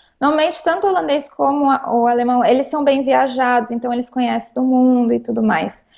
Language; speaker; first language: Portuguese; native; Portuguese